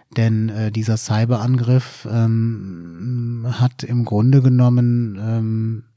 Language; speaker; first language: German; native; German